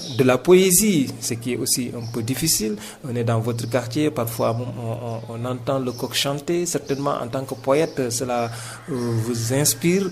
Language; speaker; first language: French; non-native, local second language; Wolof